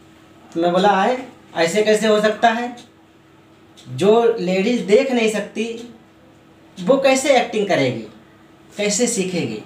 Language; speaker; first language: Hindi; native; Hindi